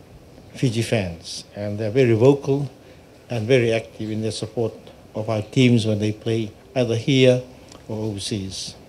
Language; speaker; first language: English; non-native, local second language; Fijian